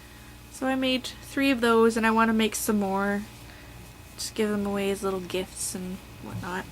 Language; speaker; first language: English; native; English